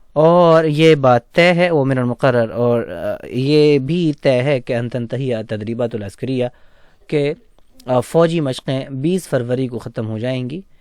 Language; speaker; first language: Urdu; native; Urdu